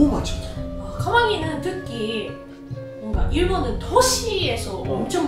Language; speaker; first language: Korean; non-native, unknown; Japanese